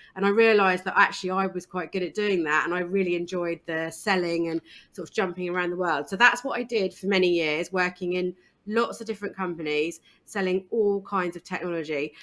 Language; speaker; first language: English; native; English